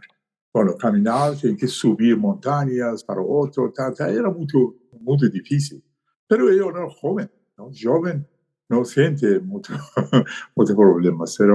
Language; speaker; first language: Portuguese; non-native, learner; Persian